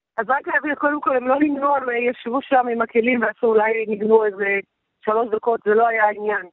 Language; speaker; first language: Hebrew; native; Hebrew